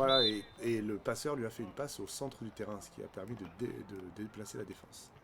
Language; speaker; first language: French; native; French